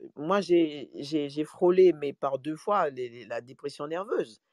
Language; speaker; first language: French; native; French